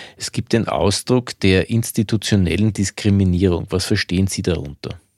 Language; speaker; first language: German; native; German